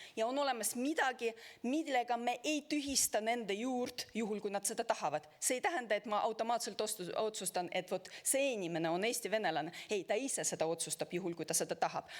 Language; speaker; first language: Estonian; non-native, local second language; Russian